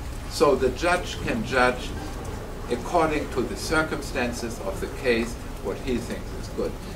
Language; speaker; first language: English; non-native, fluent; German